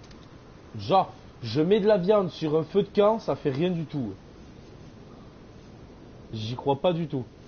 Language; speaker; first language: French; native; French